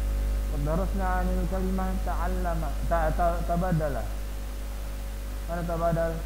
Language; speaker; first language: Arabic; non-native, fluent; Indonesian